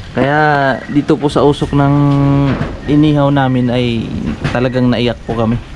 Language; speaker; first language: Filipino; non-native, local second language; Cebuano